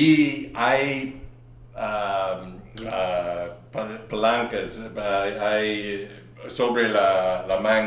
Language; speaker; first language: Spanish; non-native, learner; English